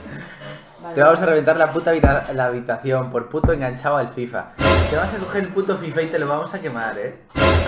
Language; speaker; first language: Spanish; native; Spanish